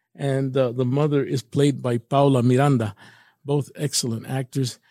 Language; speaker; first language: English; native; English